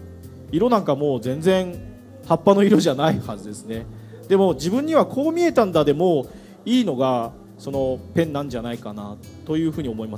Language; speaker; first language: Japanese; native; Japanese